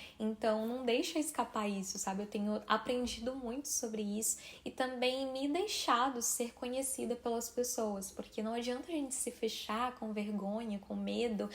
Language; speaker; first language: Portuguese; native; Portuguese